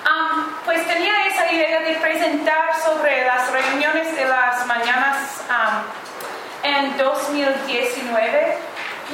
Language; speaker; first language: Spanish; non-native, learner; English